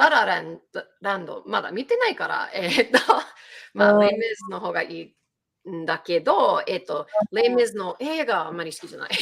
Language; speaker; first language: Japanese; early bilingual, heritage; Japanese